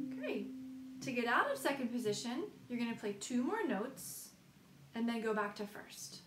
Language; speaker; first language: English; native; English